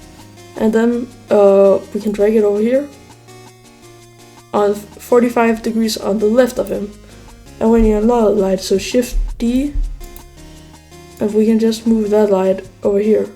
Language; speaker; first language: English; native; English